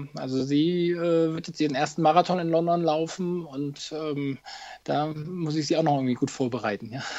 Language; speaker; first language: German; native; German